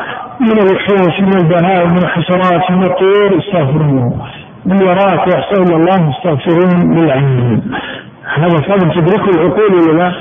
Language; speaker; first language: Arabic; native; Arabic